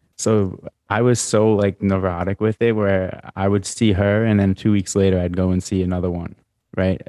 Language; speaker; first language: English; native; English